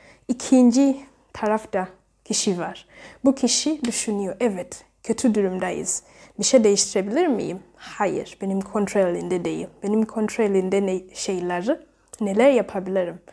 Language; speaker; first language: Turkish; non-native, learner; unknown